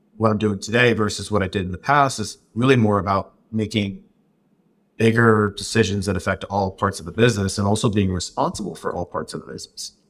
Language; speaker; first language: English; native; English